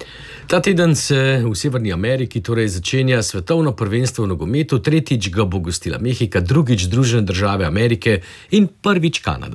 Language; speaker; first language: Slovenian; native; Slovenian